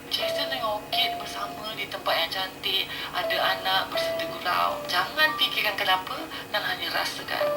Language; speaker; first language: Malay; native; Malay